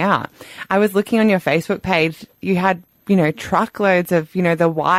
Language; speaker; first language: English; native; English